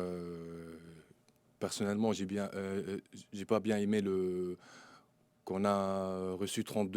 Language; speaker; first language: French; non-native, local second language; Arabic